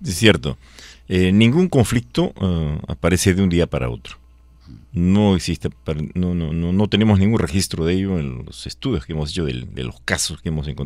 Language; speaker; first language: Spanish; native; Spanish